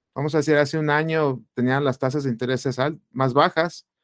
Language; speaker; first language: Spanish; native; Spanish